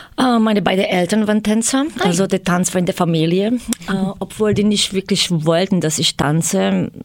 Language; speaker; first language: German; non-native, fluent; Croatian